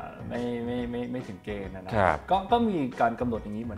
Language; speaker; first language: Thai; native; Thai